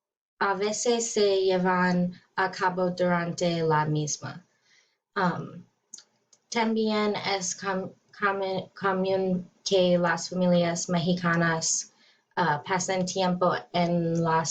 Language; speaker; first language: Spanish; non-native, learner; English